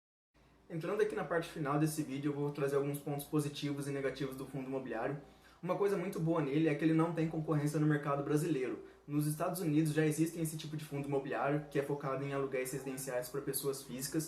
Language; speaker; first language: Portuguese; native; Portuguese